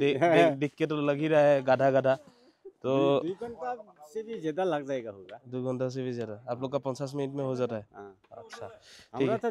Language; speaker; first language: Hindi; non-native, local second language; Assamese